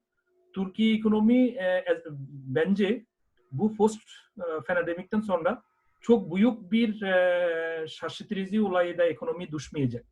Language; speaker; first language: Turkish; non-native, fluent; Bangla